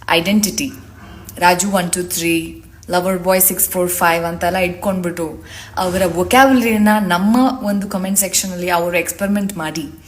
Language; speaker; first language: Kannada; native; Kannada